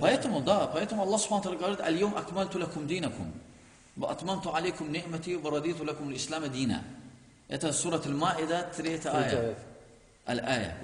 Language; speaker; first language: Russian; non-native, learner; Turkish